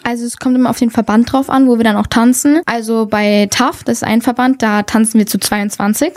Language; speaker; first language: German; native; German